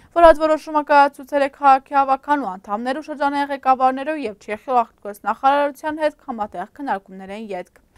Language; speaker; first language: Armenian; early bilingual, heritage; Armenian